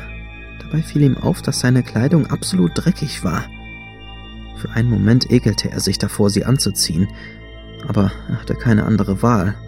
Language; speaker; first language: German; native; German